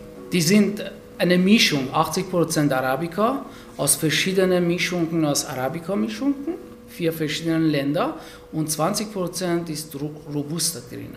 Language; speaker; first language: German; non-native, fluent; Persian